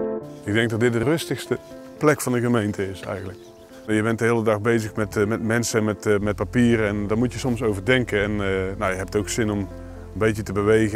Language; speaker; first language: Dutch; native; Dutch